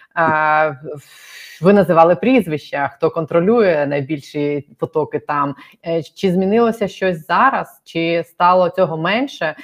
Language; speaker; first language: Ukrainian; native; Ukrainian